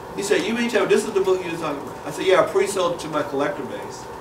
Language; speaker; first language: English; native; English